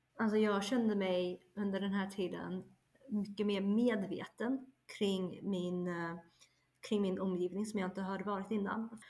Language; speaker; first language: Swedish; early bilingual, other home language; Chinese